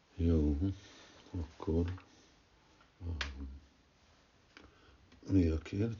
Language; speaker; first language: Hungarian; early bilingual, heritage; Hungarian